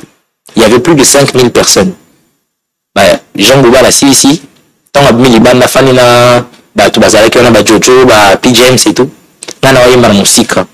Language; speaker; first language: French; non-native, local second language; Lingala